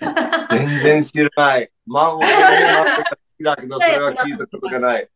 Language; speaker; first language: Japanese; non-native, fluent; English